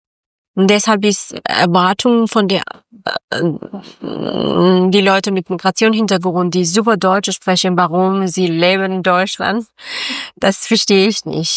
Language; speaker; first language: German; non-native, learner; Persian